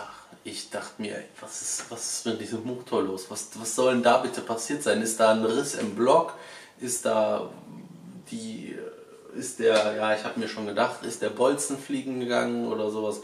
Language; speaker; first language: German; native; German